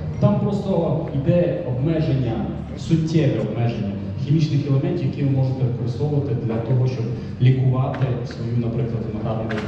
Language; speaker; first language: Ukrainian; native; Ukrainian